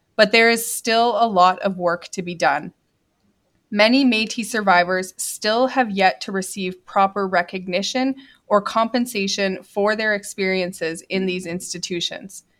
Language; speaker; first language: English; native; English